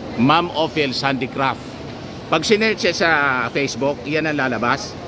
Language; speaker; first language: Filipino; non-native, local second language; Bikol